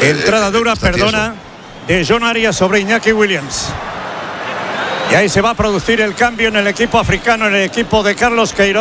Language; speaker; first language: Spanish; native; Spanish